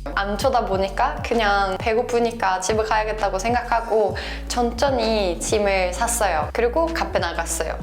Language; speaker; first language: Korean; non-native, fluent; Norwegian